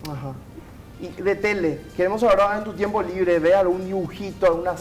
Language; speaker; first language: Spanish; native; Spanish